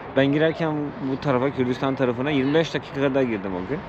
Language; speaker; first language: Turkish; native; Turkish